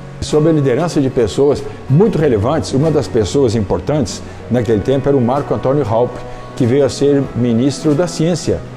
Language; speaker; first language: Portuguese; native; Portuguese